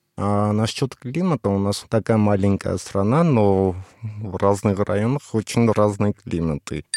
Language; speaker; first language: Russian; non-native, fluent; Armenian